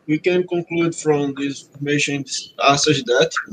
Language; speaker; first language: English; non-native, learner; Portuguese